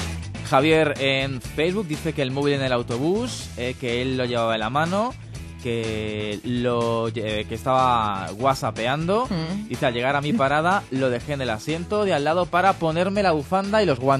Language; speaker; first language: Spanish; native; Spanish